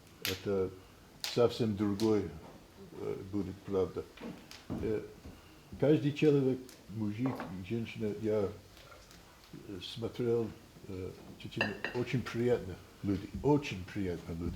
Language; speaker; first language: Russian; non-native, learner; English